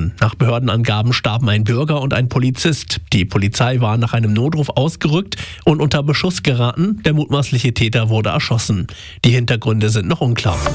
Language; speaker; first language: German; native; German